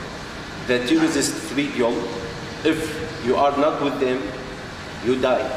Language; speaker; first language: English; non-native, learner; Arabic